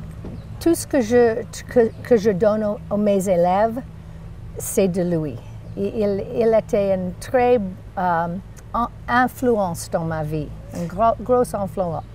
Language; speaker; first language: French; non-native, learner; English